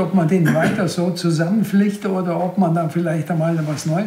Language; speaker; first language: German; native; German